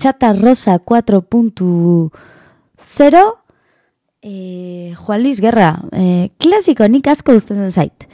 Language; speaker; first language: Basque; non-native, learner; Spanish